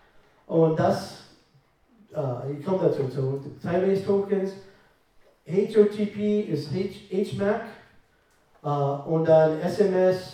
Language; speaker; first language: German; non-native, fluent; English